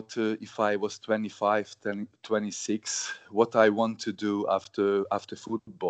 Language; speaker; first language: English; non-native, learner; Hungarian